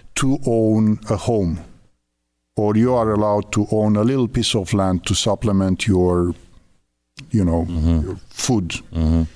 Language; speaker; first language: English; non-native, fluent; Romanian